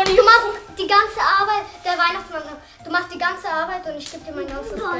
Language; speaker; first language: German; native; German